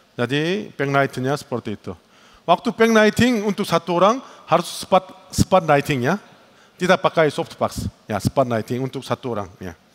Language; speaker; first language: Indonesian; non-native, learner; Korean